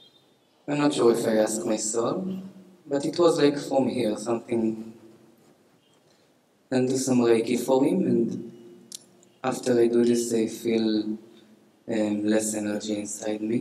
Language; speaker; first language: English; non-native, learner; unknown